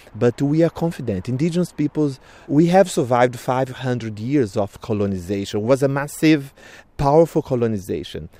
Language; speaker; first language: English; non-native, fluent; Portuguese